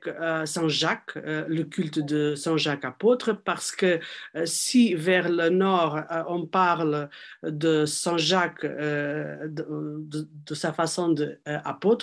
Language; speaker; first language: French; non-native, fluent; Portuguese